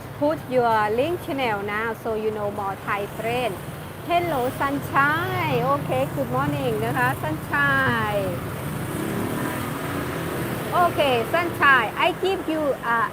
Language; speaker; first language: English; non-native, learner; Thai